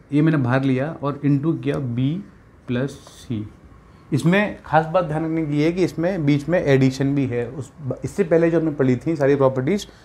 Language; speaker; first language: Hindi; native; Hindi